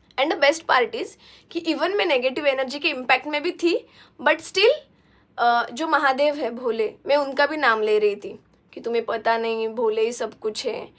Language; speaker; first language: Hindi; non-native, local second language; Marathi